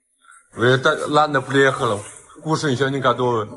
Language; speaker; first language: Russian; non-native, learner; Chinese